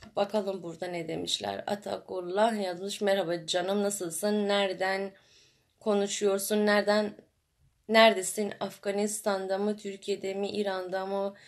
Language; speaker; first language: Turkish; non-native, fluent; Persian